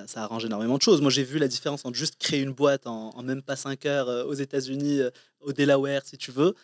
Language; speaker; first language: French; non-native, local second language; Arabic